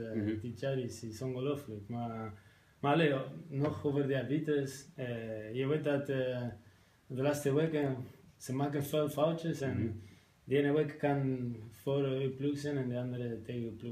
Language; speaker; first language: Dutch; non-native, fluent; Spanish